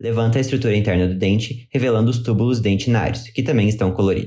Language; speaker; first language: Portuguese; native; Portuguese